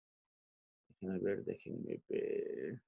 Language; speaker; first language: Spanish; native; Spanish